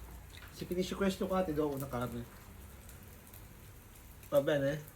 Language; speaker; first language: Italian; non-native, fluent; Filipino